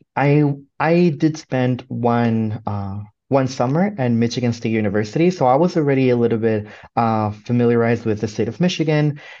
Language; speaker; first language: English; non-native, fluent; Spanish